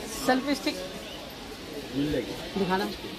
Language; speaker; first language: English; non-native, learner; Hindi